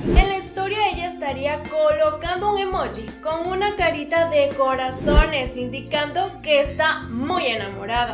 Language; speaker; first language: Spanish; native; Spanish